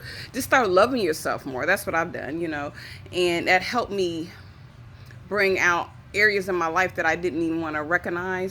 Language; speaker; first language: English; native; English